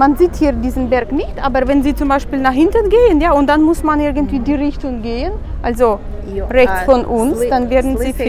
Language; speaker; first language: German; non-native, learner; Russian